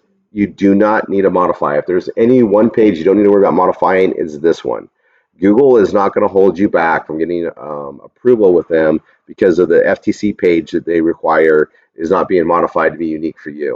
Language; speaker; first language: English; native; English